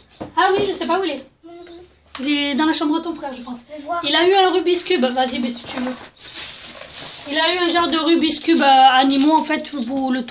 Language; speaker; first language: French; native; French